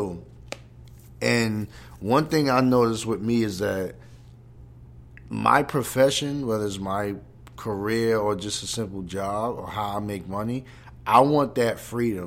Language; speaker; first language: English; native; English